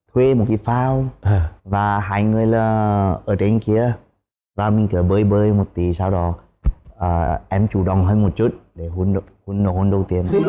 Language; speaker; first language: Vietnamese; non-native, fluent; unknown